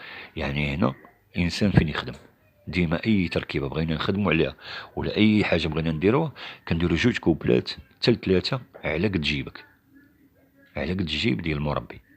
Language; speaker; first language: Arabic; native; Arabic